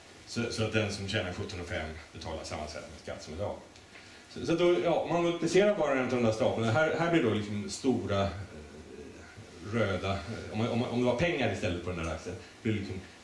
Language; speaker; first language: Swedish; native; Swedish